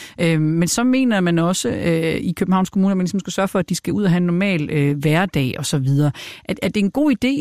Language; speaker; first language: Danish; native; Danish